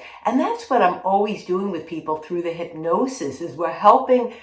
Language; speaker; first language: English; native; English